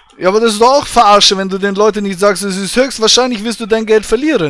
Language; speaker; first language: German; native; German